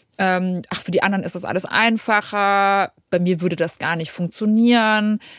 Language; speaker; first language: German; early bilingual, other home language; Polish